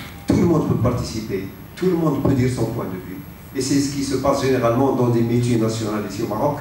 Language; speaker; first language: French; non-native, local second language; Arabic